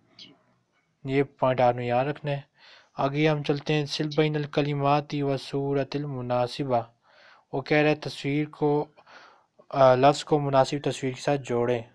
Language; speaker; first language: Urdu; native; Urdu